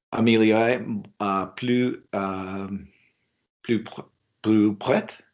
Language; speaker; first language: French; non-native, learner; English